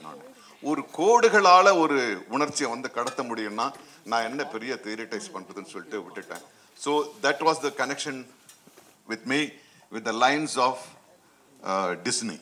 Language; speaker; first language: Tamil; native; Tamil